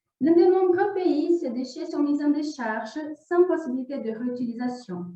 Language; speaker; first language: French; non-native, fluent; Portuguese